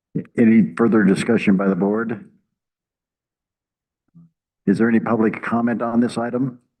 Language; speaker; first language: English; native; English